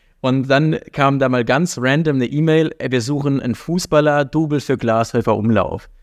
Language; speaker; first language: German; native; German